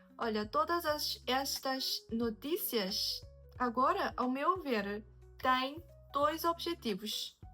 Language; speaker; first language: Portuguese; non-native, fluent; Chinese